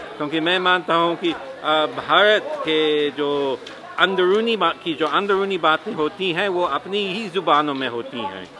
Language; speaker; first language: Hindi; non-native, fluent; English